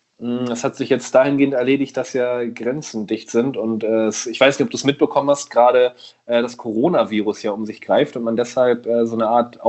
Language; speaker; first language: German; native; German